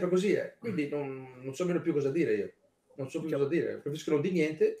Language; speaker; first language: Italian; early bilingual, heritage; Italian